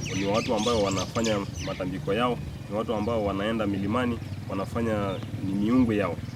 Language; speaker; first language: Swahili; non-native, local second language; Masai